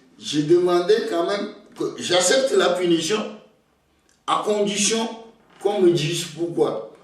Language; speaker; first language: French; non-native, local second language; Ewe